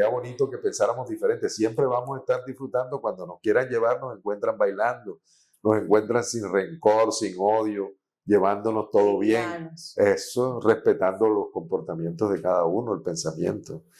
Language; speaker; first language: Spanish; native; Spanish